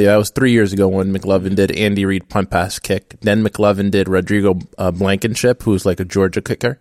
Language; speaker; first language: English; native; English